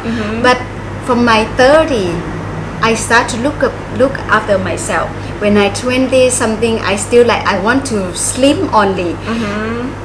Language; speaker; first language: English; non-native, learner; Thai